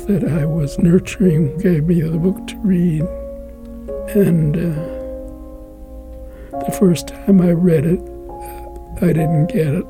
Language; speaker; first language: English; native; English